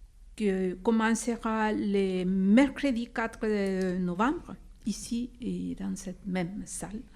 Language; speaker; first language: French; non-native, fluent; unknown